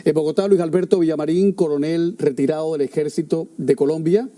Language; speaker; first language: Spanish; native; Spanish